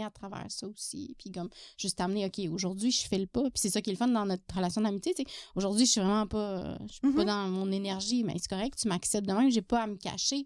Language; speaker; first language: French; native; French